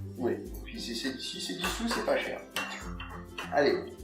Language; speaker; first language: French; native; French